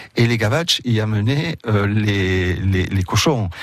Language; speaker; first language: French; early bilingual, other home language; Catalan